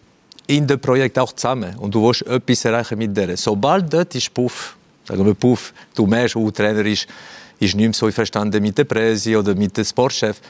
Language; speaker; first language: German; non-native, fluent; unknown